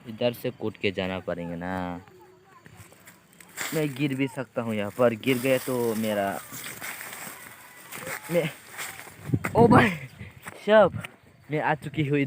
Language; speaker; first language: Hindi; non-native, local second language; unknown